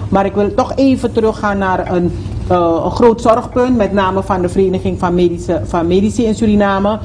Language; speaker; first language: Dutch; native; Dutch